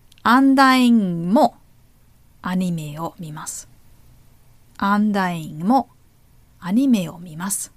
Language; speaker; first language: Japanese; non-native, learner; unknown